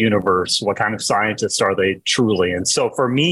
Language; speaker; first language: English; native; English